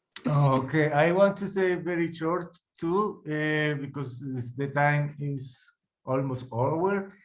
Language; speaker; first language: English; non-native, learner; Spanish